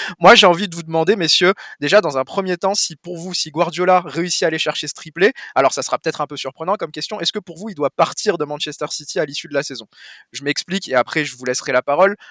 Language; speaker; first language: French; native; French